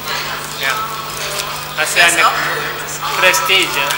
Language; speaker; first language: German; non-native, fluent; Korean